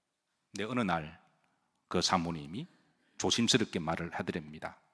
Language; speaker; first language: Korean; native; Korean